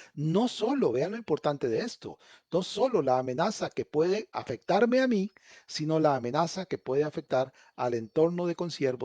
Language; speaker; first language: Spanish; native; Spanish